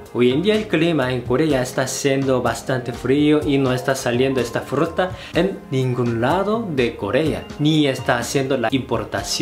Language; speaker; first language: Spanish; non-native, fluent; Korean